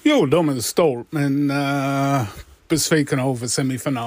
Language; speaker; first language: Swedish; non-native, fluent; English